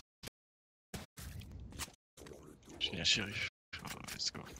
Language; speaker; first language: French; native; French